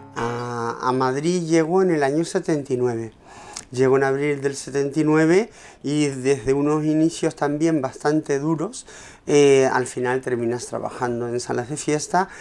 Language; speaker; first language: Spanish; native; Spanish